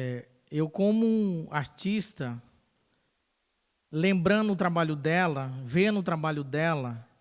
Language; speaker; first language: Portuguese; non-native, local second language; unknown